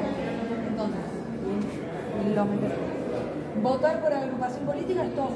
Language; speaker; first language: Spanish; native; Spanish